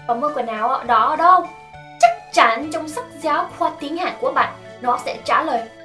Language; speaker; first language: Vietnamese; non-native, fluent; Korean